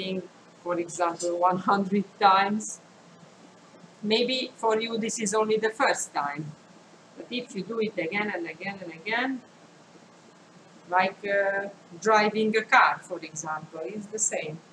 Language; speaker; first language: English; non-native, fluent; Hungarian